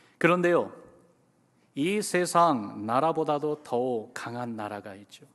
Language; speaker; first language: Korean; early bilingual, other home language; English